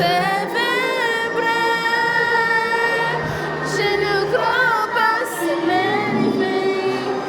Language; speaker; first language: French; non-native, learner; Kinyarwanda